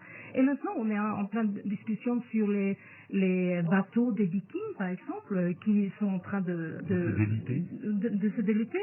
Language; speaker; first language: French; non-native, fluent; Norwegian